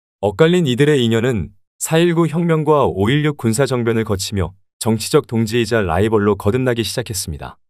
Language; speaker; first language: Korean; native; Korean